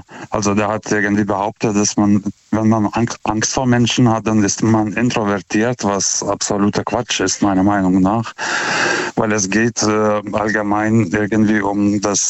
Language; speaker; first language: German; non-native, fluent; Lithuanian